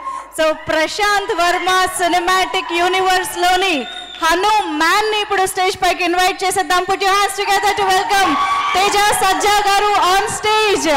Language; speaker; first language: Telugu; native; Telugu